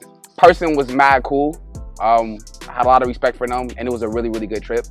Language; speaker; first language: English; native; English